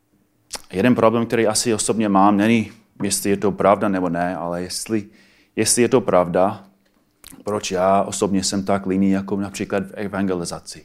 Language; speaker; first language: Czech; non-native, fluent; English